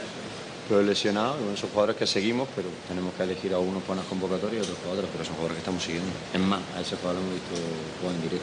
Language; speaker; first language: Spanish; native; Spanish